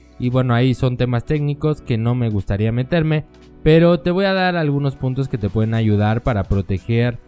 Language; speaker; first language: Spanish; native; Spanish